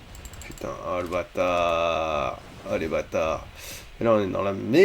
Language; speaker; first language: French; native; French